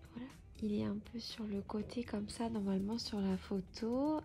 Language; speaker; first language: French; native; French